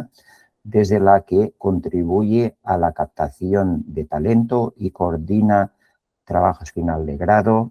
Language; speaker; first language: Spanish; native; Spanish